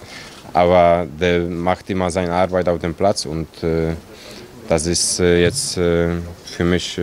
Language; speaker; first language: German; non-native, fluent; Polish